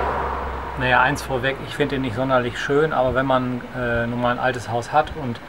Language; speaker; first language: German; native; German